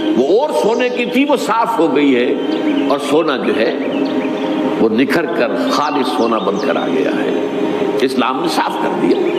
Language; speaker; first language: Urdu; native; Urdu